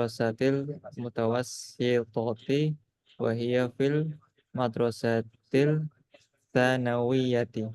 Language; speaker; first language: Arabic; non-native, learner; Indonesian